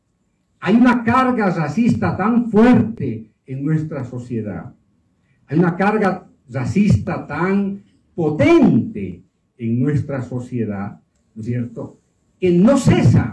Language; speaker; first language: Spanish; native; Spanish